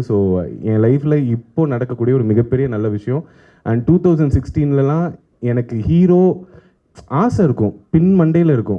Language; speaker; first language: Tamil; native; Tamil